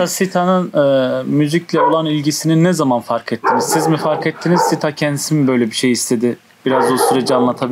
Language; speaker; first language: Turkish; native; Turkish